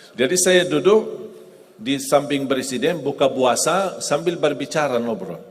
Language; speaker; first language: Indonesian; non-native, fluent; Arabic